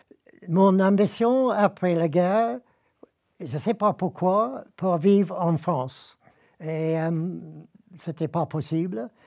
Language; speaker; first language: French; non-native, fluent; English